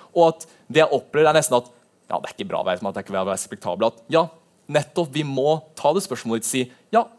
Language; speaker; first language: Norwegian; native; Norwegian